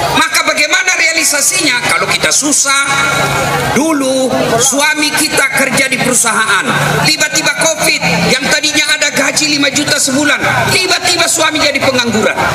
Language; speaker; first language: Indonesian; non-native, local second language; Buginese